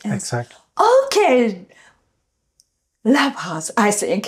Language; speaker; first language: English; non-native, learner; Japanese